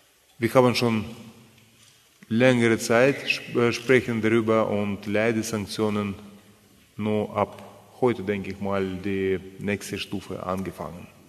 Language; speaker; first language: German; non-native, fluent; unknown